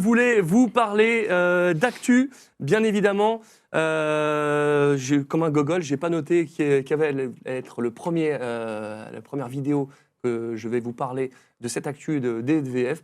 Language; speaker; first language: French; native; French